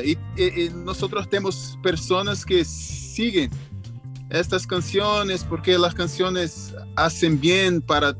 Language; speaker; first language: Spanish; non-native, learner; Portuguese